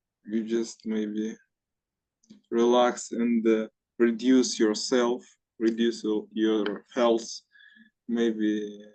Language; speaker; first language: English; non-native, learner; Russian